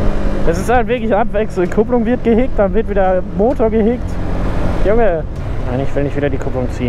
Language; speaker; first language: German; native; German